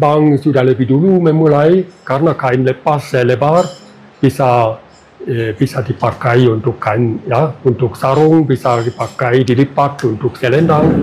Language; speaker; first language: Indonesian; non-native, fluent; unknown